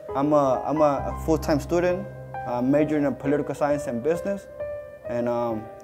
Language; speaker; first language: English; native; English